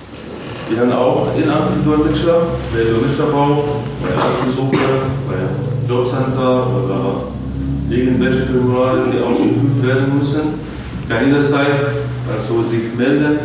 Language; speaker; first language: German; non-native, fluent; Arabic